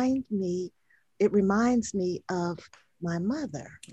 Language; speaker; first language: English; native; English